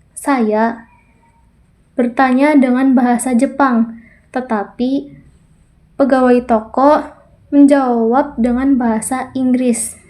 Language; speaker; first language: Indonesian; native; Indonesian